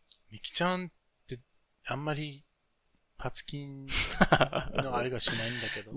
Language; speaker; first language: Japanese; native; Japanese